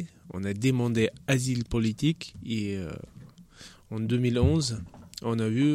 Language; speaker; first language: French; non-native, learner; Chechen